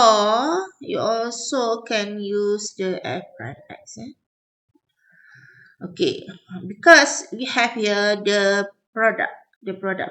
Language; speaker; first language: English; non-native, local second language; Malay